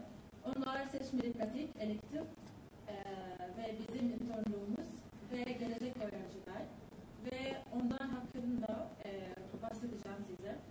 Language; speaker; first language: Turkish; non-native, learner; Arabic